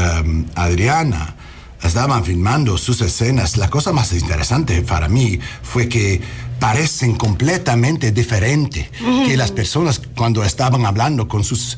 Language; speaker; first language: Spanish; non-native, learner; English